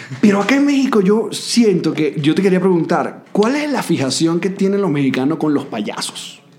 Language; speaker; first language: Spanish; native; Spanish